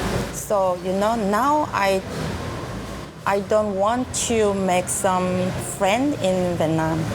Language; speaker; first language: English; non-native, learner; Korean